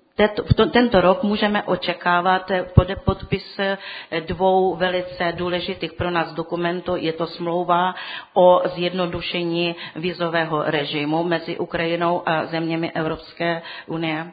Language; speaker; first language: Czech; non-native, fluent; Ukrainian